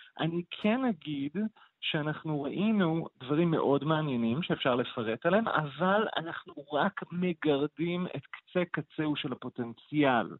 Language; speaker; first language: Hebrew; native; Hebrew